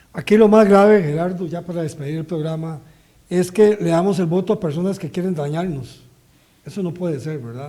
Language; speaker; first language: Spanish; native; Spanish